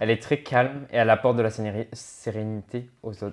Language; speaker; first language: French; native; French